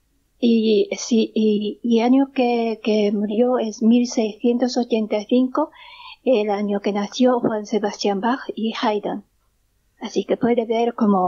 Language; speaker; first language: Spanish; non-native, learner; Japanese